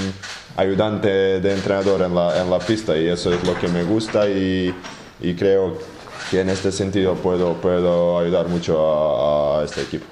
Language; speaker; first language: Spanish; non-native, fluent; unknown